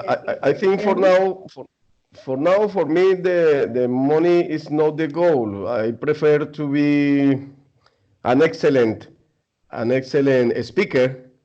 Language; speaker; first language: English; non-native, learner; Spanish